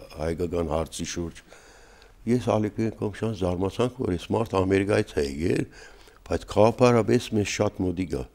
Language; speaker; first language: Armenian; native; Armenian